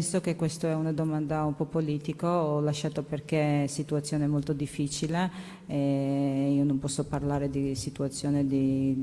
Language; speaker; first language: Italian; non-native, learner; Georgian